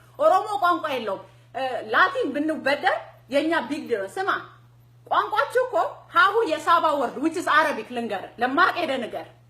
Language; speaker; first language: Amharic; non-native, local second language; Oromo